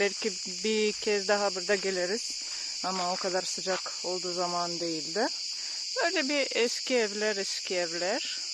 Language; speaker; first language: Turkish; non-native, learner; Russian